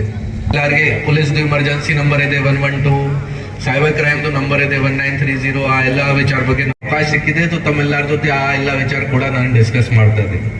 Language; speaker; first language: Kannada; non-native, learner; Hindi